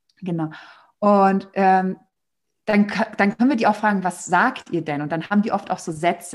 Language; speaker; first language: German; native; German